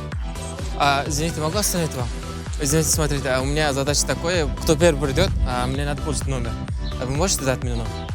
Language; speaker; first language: Russian; non-native, learner; Turkmen